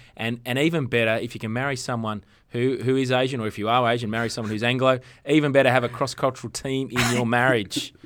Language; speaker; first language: English; native; English